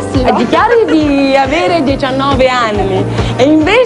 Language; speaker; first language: Italian; native; Italian